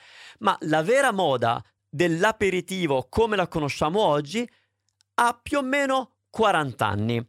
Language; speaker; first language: Italian; native; Italian